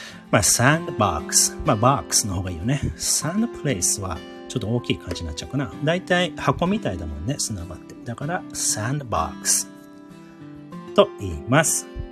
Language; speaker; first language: Japanese; native; Japanese